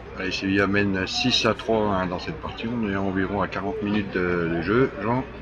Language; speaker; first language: French; native; French